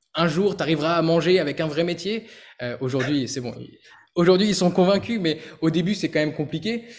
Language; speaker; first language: French; native; French